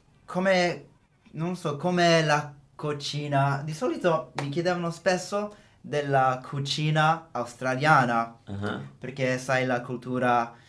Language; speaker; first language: Italian; non-native, fluent; English